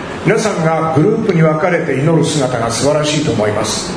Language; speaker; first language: Japanese; native; Japanese